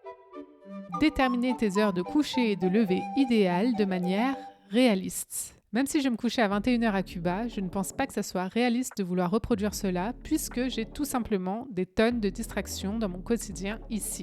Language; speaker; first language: French; native; French